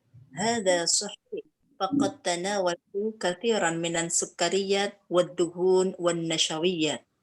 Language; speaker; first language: Arabic; non-native, learner; Indonesian